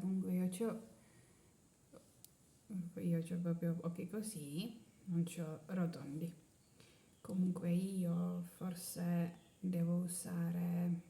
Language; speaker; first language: Italian; non-native, learner; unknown